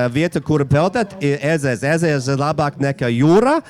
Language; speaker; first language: Latvian; non-native, learner; English